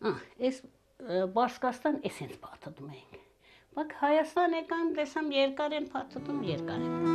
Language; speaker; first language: Armenian; early bilingual, heritage; Armenian